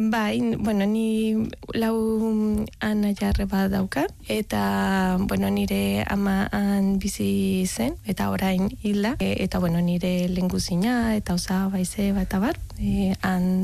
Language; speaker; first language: Basque; non-native, learner; Spanish